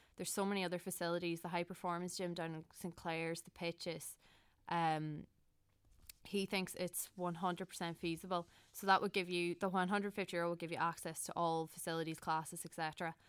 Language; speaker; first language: English; native; English